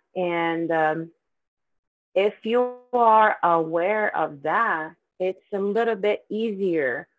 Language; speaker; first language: English; non-native, fluent; Portuguese